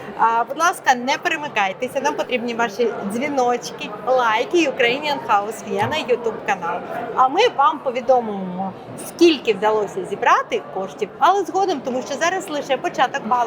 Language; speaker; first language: Ukrainian; native; Ukrainian